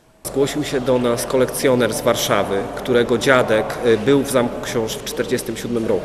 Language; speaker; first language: Polish; native; Polish